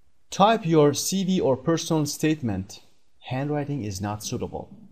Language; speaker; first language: English; non-native, fluent; Persian